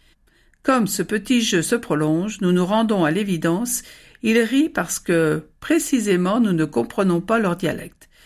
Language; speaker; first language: French; native; French